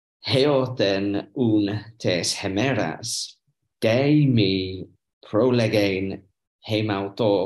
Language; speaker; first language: Greek; non-native, learner; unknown